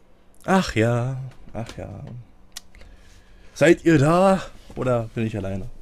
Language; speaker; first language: German; native; German